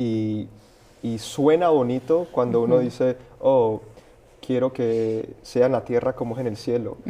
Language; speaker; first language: Spanish; early bilingual, heritage; Spanish